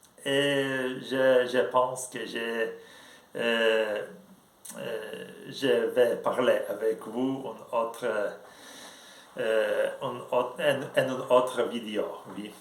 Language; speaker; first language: French; non-native, learner; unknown